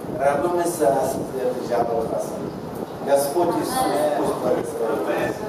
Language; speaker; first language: Russian; non-native, local second language; Kazakh